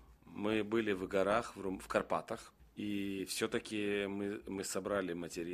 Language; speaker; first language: Russian; non-native, local second language; Romanian